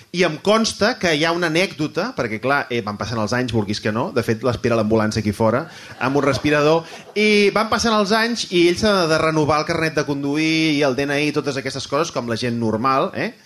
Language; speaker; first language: Catalan; native; Catalan